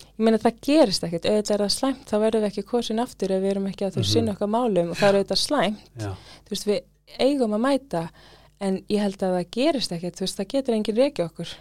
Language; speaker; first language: Icelandic; early bilingual, other home language; English